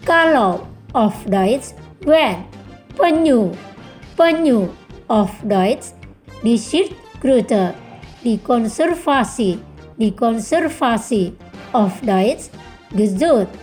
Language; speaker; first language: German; non-native, fluent; Indonesian